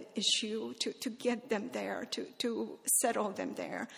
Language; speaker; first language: English; non-native, fluent; Polish